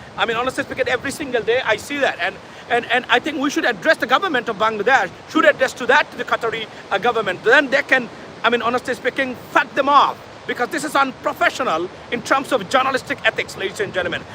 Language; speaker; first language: English; non-native, local second language; Sylheti